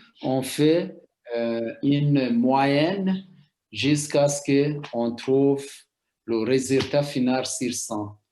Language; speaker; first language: French; non-native, local second language; Rundi